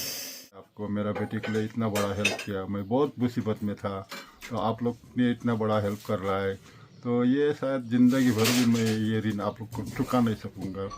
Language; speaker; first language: Hindi; non-native, local second language; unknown